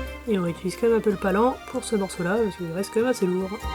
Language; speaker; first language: French; native; French